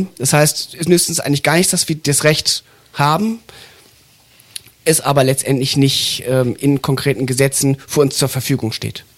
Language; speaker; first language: German; native; German